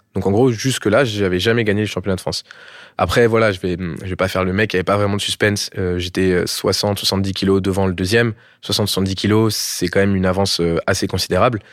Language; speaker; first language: French; native; French